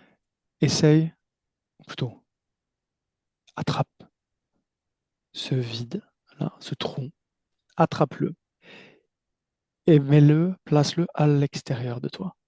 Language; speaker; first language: French; native; French